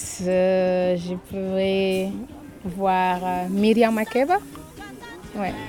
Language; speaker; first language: French; non-native, learner; Portuguese